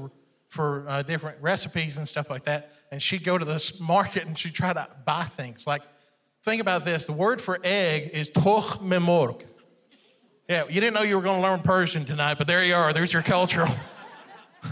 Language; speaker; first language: English; non-native, fluent; Persian